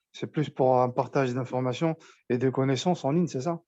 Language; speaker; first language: French; non-native, local second language; Arabic